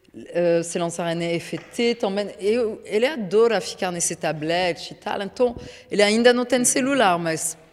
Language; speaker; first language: Portuguese; non-native, fluent; French